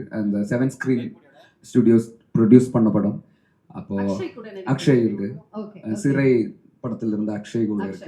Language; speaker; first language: Tamil; non-native, learner; Malayalam